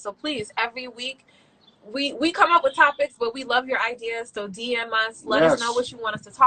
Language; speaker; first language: English; native; English